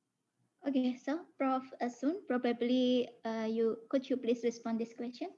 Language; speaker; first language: English; non-native, fluent; Indonesian